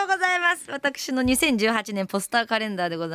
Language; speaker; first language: Japanese; native; Japanese